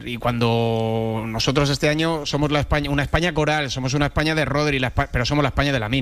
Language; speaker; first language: Spanish; native; Spanish